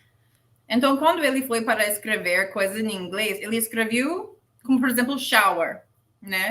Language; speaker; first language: Portuguese; non-native, learner; English